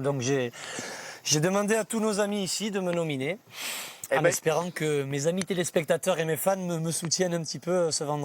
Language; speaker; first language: French; native; French